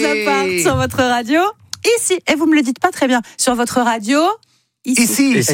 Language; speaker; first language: French; native; French